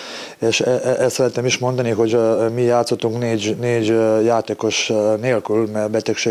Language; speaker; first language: Hungarian; non-native, learner; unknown